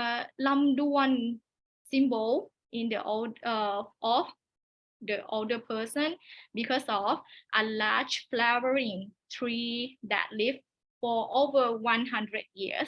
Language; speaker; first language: English; non-native, learner; Thai